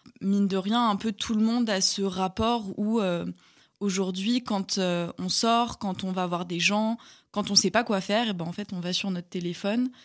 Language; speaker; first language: French; native; French